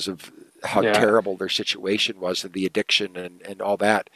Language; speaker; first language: English; native; English